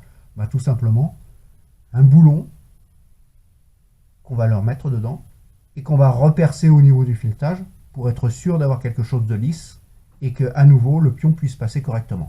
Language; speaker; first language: French; native; French